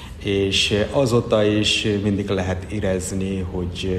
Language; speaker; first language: Hungarian; non-native, fluent; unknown